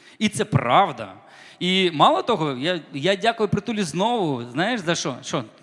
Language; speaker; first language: Ukrainian; non-native, local second language; Russian